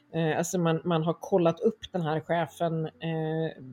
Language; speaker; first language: Swedish; native; Swedish